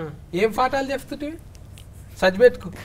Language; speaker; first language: Telugu; native; Telugu